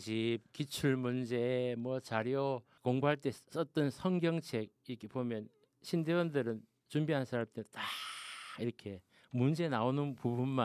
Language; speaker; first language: Korean; native; Korean